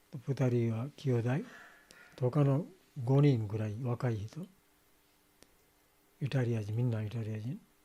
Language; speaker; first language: Japanese; non-native, fluent; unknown